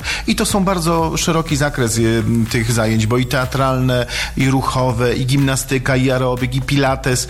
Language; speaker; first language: Polish; native; Polish